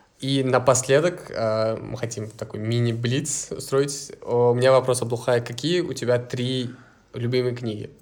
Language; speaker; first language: Russian; non-native, local second language; Uzbek